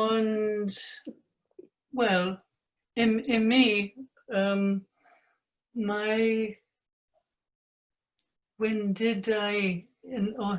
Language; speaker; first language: Welsh; non-native, fluent; English